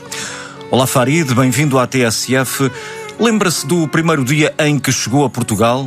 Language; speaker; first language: Portuguese; native; Portuguese